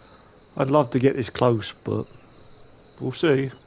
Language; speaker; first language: English; native; English